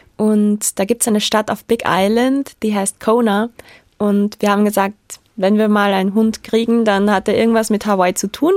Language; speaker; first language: German; native; German